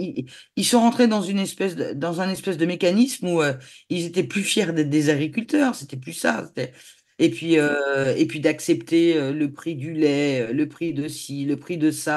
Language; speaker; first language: French; native; French